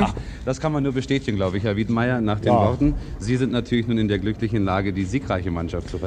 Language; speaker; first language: German; native; German